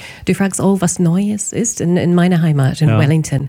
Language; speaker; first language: German; non-native, fluent; English